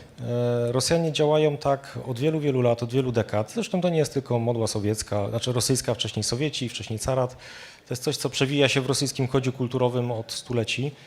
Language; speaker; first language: Polish; native; Polish